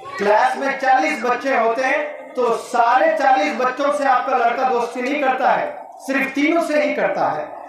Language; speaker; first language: Urdu; native; Urdu